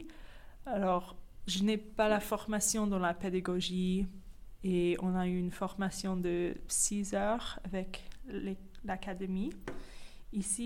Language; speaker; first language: French; non-native, fluent; English